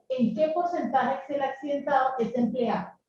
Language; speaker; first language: Spanish; native; Spanish